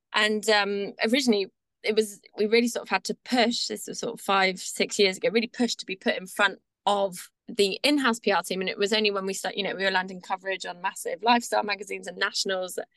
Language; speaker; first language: English; native; English